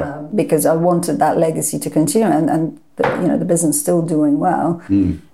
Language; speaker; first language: English; non-native, fluent; Persian